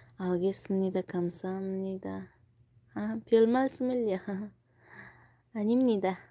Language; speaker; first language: Korean; non-native, fluent; Tajik